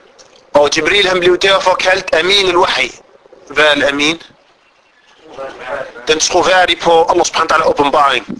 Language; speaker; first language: Danish; non-native, fluent; Arabic